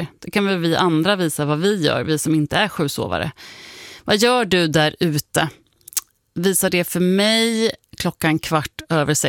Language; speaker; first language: Swedish; native; Swedish